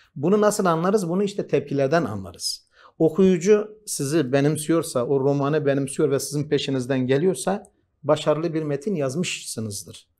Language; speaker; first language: Turkish; non-native, local second language; Kurdish